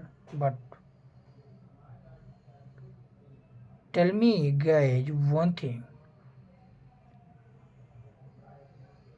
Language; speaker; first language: English; non-native, fluent; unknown